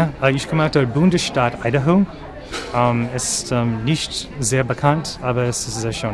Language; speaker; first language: German; non-native, learner; English